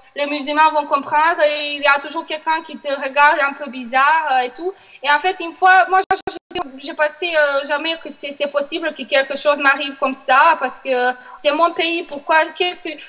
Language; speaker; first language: French; non-native, fluent; Bosnian